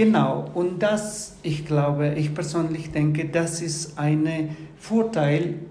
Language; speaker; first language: German; non-native, fluent; Spanish